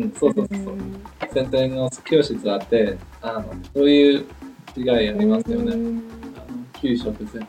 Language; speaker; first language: Japanese; non-native, learner; English